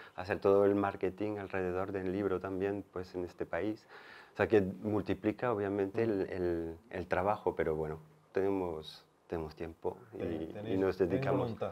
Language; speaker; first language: Spanish; non-native, fluent; French